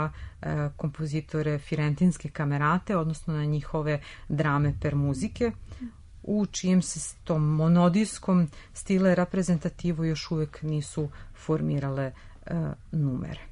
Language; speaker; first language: Serbian; native; Serbian